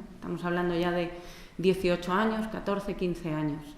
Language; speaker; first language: Spanish; native; Spanish